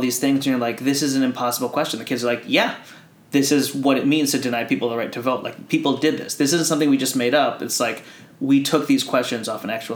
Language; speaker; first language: English; early bilingual, other home language; Filipino